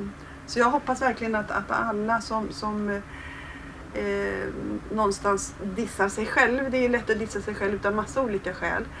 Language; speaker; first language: Swedish; native; Swedish